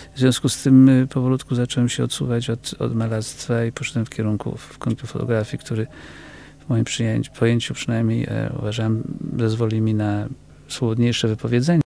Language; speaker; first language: Polish; native; Polish